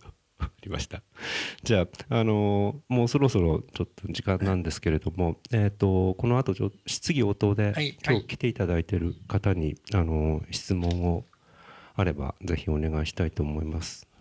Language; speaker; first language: Japanese; native; Japanese